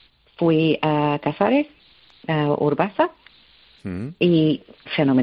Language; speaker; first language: Spanish; non-native, learner; English